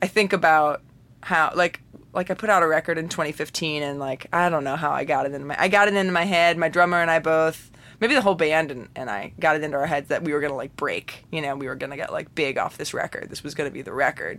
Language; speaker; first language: English; native; English